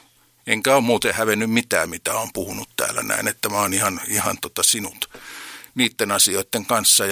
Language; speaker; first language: Finnish; native; Finnish